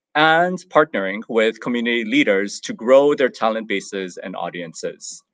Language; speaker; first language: English; native; English